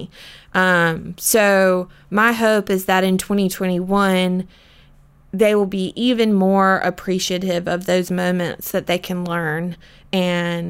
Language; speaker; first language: English; native; English